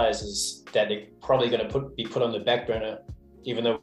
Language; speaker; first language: English; native; English